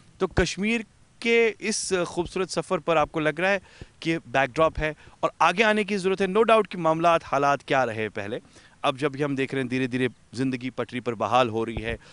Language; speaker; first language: Hindi; non-native, local second language; Kashmiri